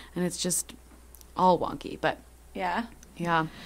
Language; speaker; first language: English; native; English